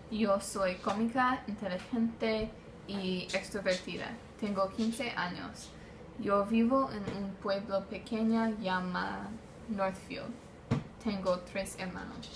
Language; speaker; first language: Spanish; non-native, learner; English